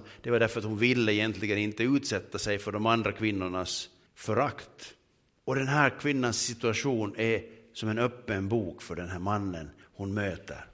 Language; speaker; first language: Swedish; native; Swedish